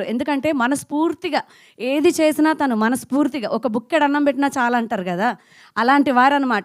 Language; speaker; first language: Telugu; native; Telugu